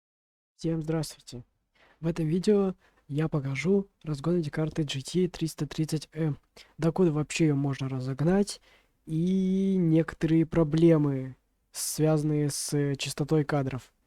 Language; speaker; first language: Russian; native; Russian